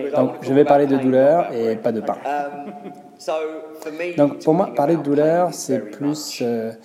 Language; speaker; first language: French; non-native, fluent; English